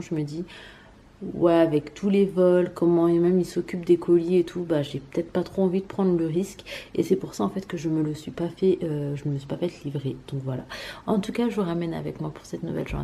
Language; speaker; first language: French; native; French